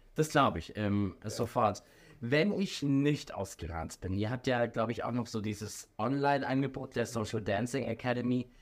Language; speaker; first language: German; native; German